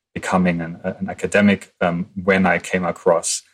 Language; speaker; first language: English; non-native, fluent; German